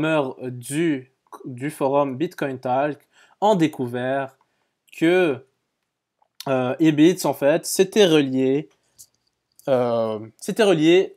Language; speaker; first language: French; native; French